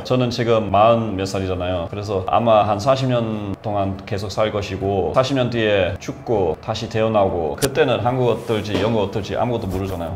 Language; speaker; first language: Korean; non-native, fluent; English